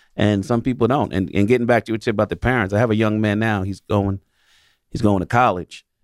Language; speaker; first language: English; native; English